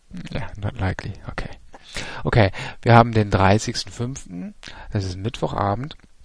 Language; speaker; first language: German; native; German